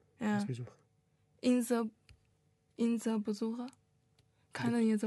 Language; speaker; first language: German; non-native, learner; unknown